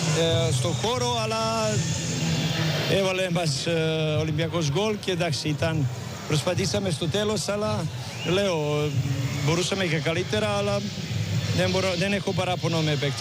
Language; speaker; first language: Greek; non-native, learner; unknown